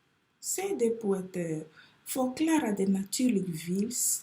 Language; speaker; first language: Swedish; non-native, fluent; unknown